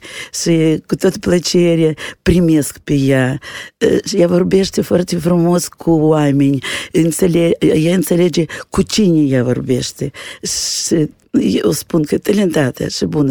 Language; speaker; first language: Romanian; non-native, local second language; Russian